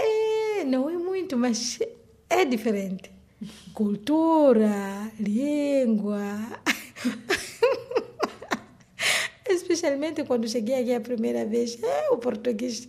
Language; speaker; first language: Portuguese; non-native, learner; Swahili